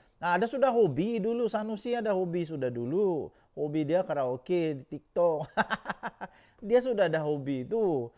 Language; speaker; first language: Malay; native; Malay